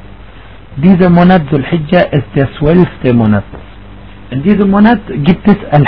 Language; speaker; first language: German; non-native, fluent; Arabic